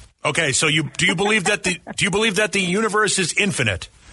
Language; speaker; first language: English; native; English